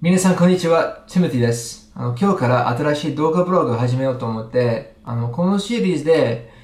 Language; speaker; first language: Japanese; non-native, fluent; English